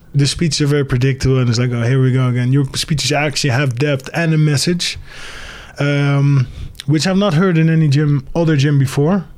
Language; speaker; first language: English; early bilingual, other home language; Dutch